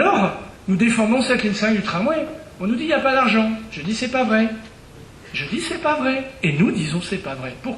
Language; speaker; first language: French; native; French